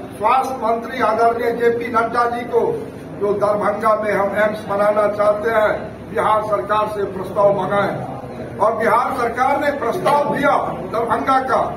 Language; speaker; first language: Hindi; native; Hindi